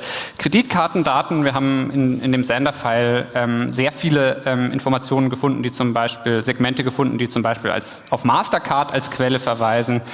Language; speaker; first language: German; native; German